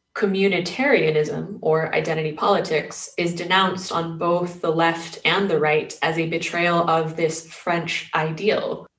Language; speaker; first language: English; native; English